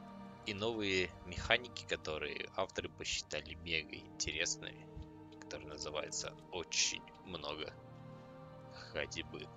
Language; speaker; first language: Russian; native; Russian